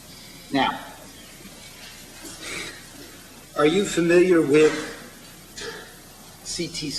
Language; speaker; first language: English; native; English